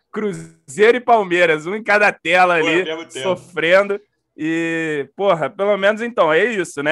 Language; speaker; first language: Portuguese; native; Portuguese